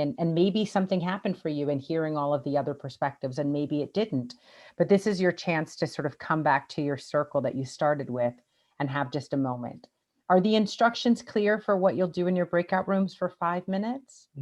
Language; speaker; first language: English; native; English